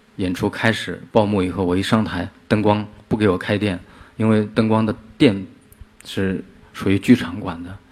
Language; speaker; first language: Chinese; native; Chinese